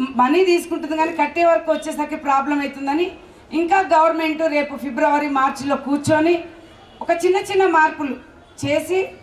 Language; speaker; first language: Telugu; native; Telugu